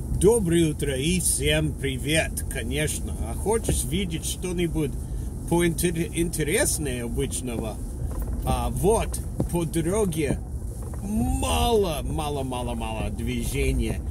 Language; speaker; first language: Russian; non-native, fluent; English